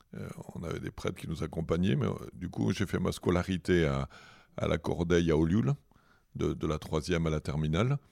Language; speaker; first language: French; native; French